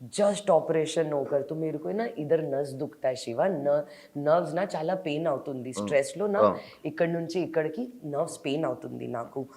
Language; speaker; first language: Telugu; non-native, learner; Hindi